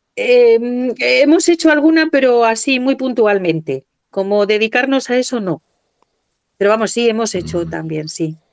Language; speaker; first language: Spanish; native; Spanish